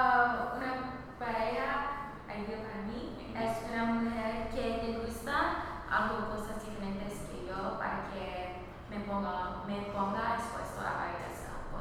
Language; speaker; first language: Spanish; non-native, learner; English